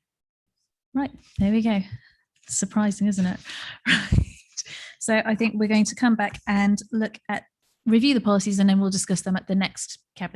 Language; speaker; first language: English; native; English